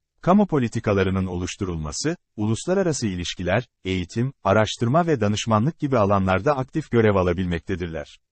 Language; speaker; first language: Turkish; native; Turkish